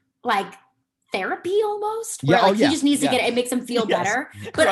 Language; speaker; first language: English; native; English